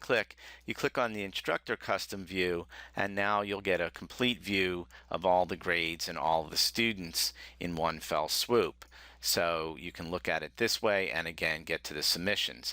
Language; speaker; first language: English; native; English